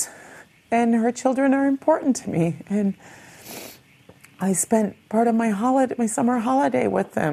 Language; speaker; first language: English; native; English